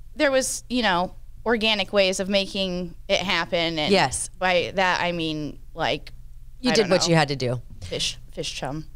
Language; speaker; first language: English; native; English